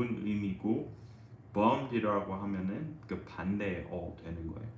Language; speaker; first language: Korean; non-native, fluent; English